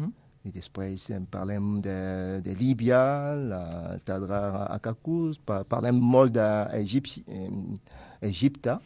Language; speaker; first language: Catalan; non-native, fluent; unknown